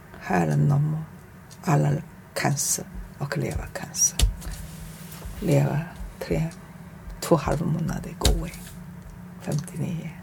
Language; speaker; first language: Swedish; non-native, learner; Chinese